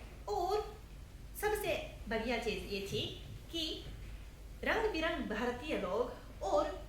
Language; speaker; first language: Hindi; non-native, fluent; Japanese